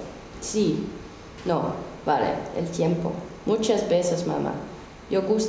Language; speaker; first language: Spanish; non-native, learner; Finnish